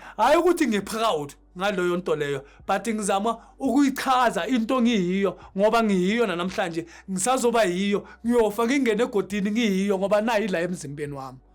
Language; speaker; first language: Zulu; native; Zulu